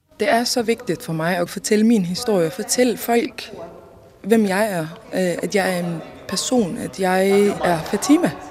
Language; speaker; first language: Danish; early bilingual, other home language; Somali